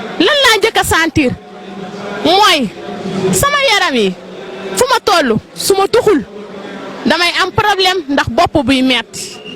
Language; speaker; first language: Wolof; non-native, local second language; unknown